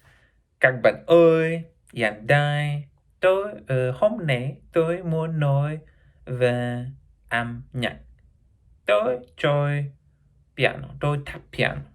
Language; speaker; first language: Vietnamese; non-native, learner; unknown